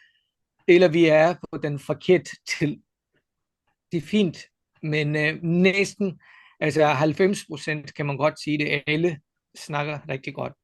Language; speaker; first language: Danish; non-native, fluent; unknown